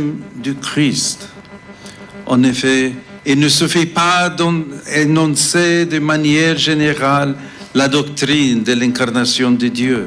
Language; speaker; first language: French; non-native, fluent; English